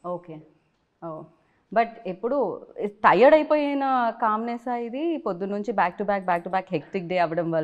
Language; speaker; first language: Telugu; native; Telugu